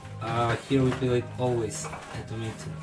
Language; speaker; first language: English; non-native, fluent; Spanish